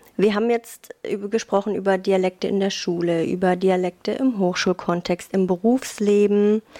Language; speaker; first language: German; native; German